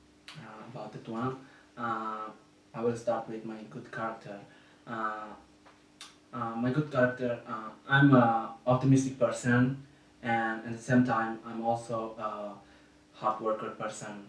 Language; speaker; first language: English; non-native, learner; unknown